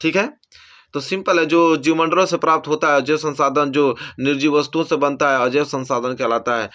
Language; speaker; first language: Hindi; native; Hindi